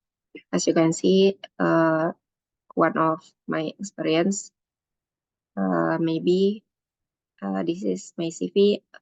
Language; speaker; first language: English; non-native, learner; Indonesian